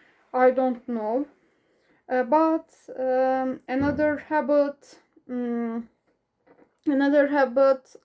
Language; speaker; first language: English; non-native, learner; Turkish